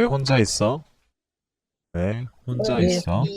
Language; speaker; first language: Korean; non-native, fluent; Mongolian